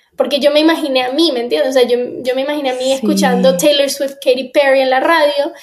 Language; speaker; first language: Spanish; native; Spanish